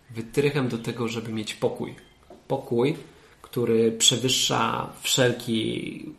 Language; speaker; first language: Polish; native; Polish